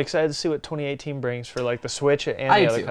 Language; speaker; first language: English; native; English